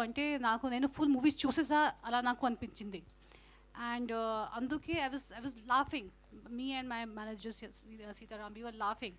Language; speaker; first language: Telugu; non-native, fluent; Hindi